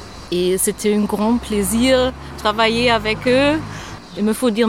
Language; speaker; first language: French; non-native, learner; German